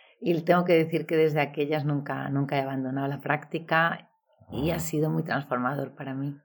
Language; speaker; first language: Spanish; native; Spanish